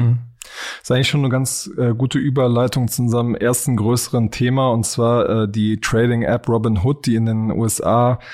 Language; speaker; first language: German; native; German